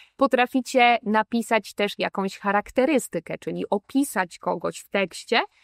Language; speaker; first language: Polish; native; Polish